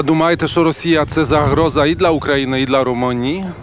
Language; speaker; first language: Ukrainian; non-native, fluent; Polish